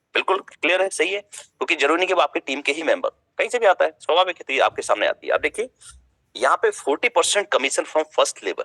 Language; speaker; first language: Hindi; native; Hindi